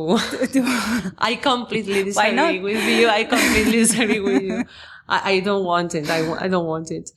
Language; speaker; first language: English; non-native, fluent; Spanish